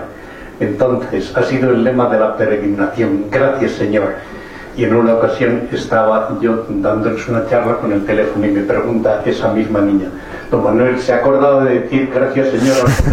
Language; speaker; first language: Spanish; native; Spanish